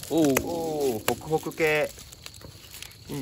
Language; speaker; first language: Japanese; native; Japanese